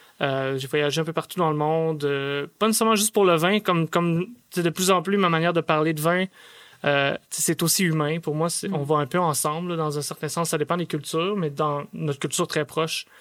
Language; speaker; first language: French; native; French